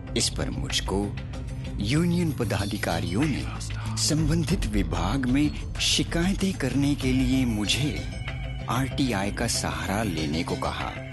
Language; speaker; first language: Hindi; non-native, local second language; Marathi